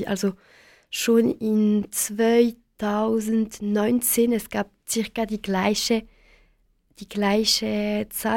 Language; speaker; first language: German; non-native, local second language; French